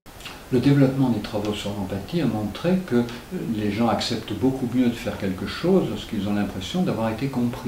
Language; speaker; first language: French; native; French